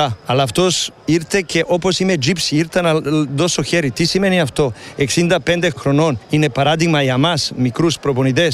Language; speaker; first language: Greek; non-native, learner; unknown